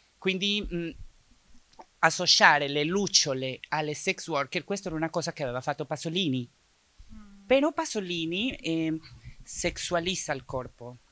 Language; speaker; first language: Italian; non-native, fluent; Spanish